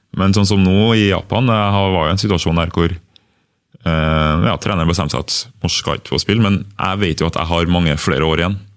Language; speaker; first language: Norwegian; early bilingual, other home language; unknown